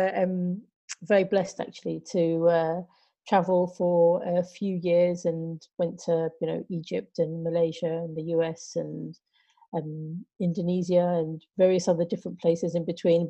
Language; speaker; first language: English; native; English